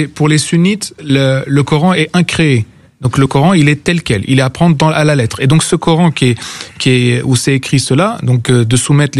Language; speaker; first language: French; non-native, local second language; Arabic